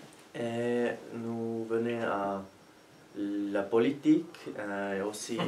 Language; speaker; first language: French; non-native, learner; German